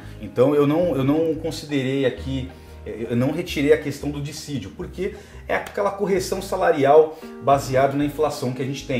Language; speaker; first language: Portuguese; native; Portuguese